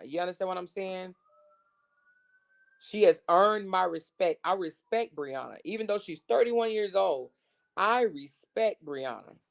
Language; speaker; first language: English; native; English